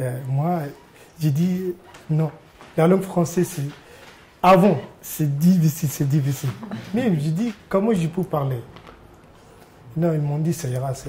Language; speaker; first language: French; non-native, learner; Arabic